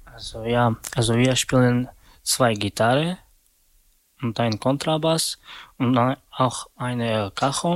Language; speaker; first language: German; non-native, learner; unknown